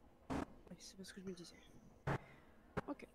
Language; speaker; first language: French; native; French